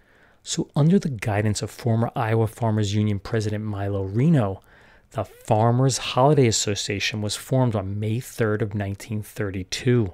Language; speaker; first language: English; native; English